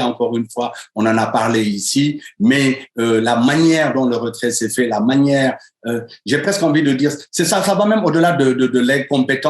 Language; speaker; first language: French; native; French